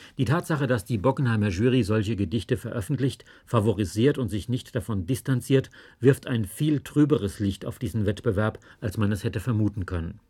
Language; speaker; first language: German; native; German